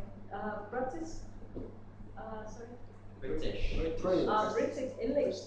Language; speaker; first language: English; non-native, learner; Vietnamese